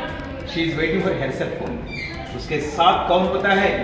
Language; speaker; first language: Hindi; native; Hindi